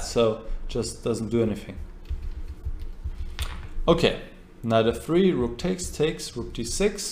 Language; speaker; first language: English; non-native, fluent; German